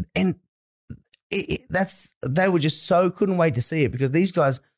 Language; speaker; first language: English; native; English